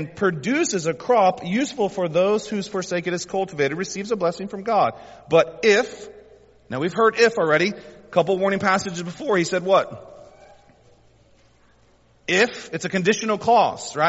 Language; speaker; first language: English; native; English